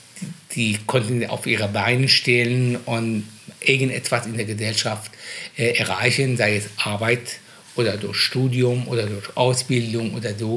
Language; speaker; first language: German; non-native, fluent; Persian